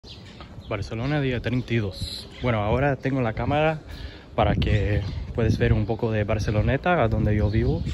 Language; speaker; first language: Spanish; early bilingual, heritage; English